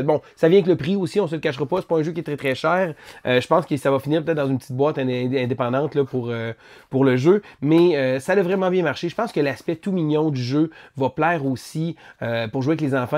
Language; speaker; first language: French; native; French